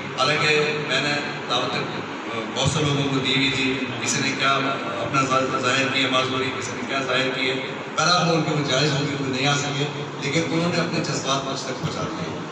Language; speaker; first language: Urdu; non-native, local second language; Sindhi